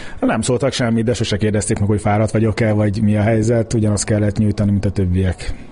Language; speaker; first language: Hungarian; early bilingual, heritage; Hungarian